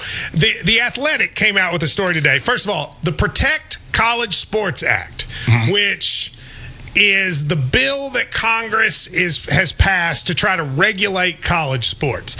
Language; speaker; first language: English; native; English